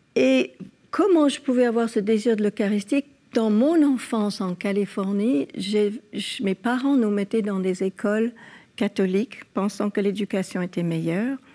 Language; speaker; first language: French; non-native, fluent; English